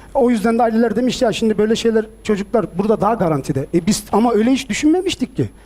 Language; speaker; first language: Turkish; early bilingual, heritage; Turkish